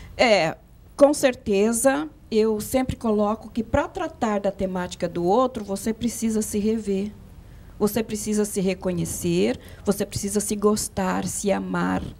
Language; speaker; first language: Portuguese; native; Portuguese